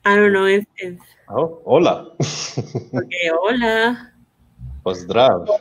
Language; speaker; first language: English; non-native, fluent; Spanish